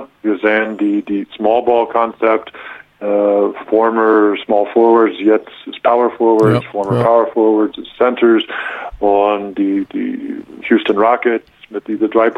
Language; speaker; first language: German; non-native, learner; English